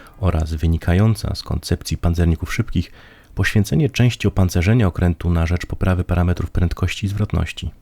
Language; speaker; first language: Polish; native; Polish